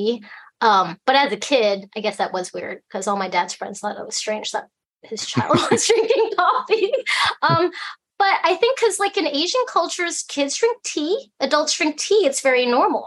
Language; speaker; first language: English; early bilingual, other home language; Cantonese